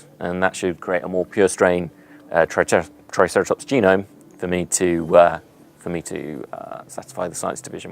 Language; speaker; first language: English; native; English